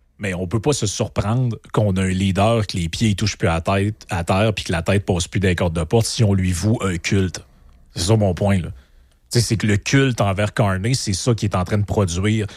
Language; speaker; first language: French; native; French